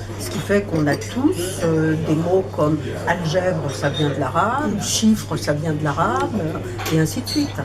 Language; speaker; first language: French; native; French